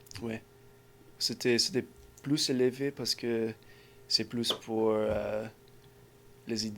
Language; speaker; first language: French; non-native, learner; English